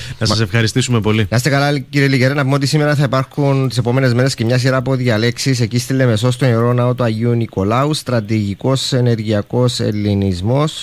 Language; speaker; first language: Greek; native; Greek